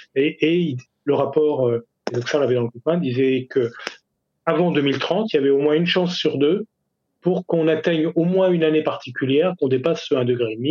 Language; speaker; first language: French; native; French